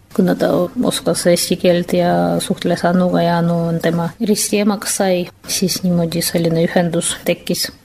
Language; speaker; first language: Estonian; non-native, fluent; Russian